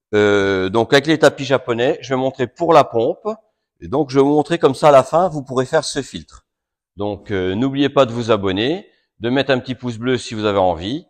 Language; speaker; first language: French; native; French